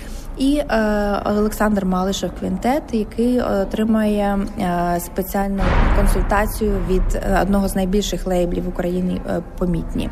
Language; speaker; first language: Ukrainian; native; Ukrainian